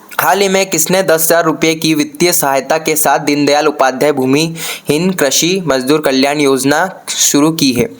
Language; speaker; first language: Hindi; native; Hindi